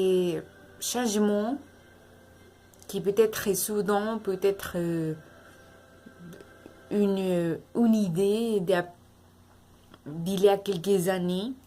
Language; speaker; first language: French; non-native, learner; Spanish